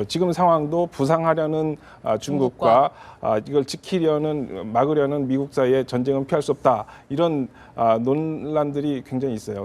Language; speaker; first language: Korean; native; Korean